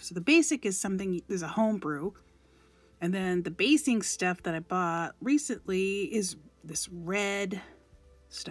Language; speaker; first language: English; native; English